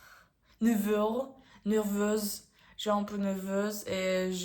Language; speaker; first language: French; non-native, learner; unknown